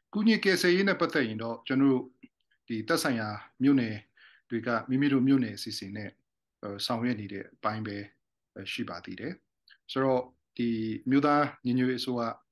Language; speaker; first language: Burmese; non-native, local second language; Hakha Chin